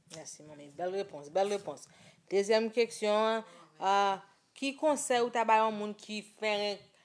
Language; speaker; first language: Haitian Creole; early bilingual, heritage; English